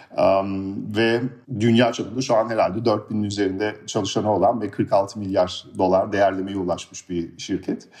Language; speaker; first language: Turkish; early bilingual, heritage; Turkish